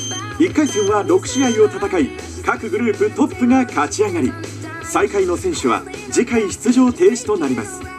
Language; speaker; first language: Japanese; native; Japanese